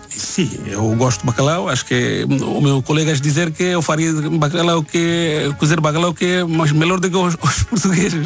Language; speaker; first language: Portuguese; non-native, learner; Bangla